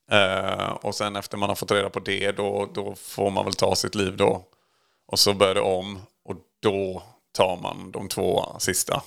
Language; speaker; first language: Swedish; native; Swedish